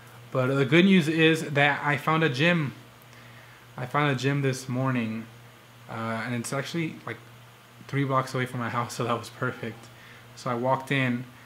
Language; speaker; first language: English; early bilingual, other home language; Spanish